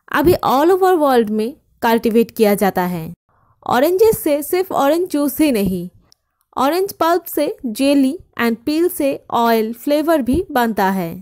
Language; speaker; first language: Hindi; non-native, local second language; Bangla